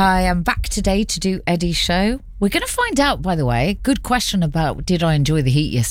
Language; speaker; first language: English; native; English